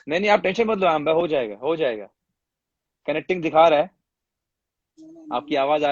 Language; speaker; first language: Hindi; native; Hindi